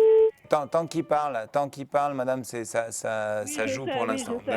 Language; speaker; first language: French; native; French